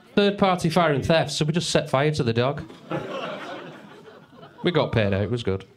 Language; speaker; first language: English; native; English